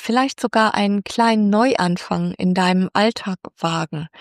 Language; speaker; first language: German; native; German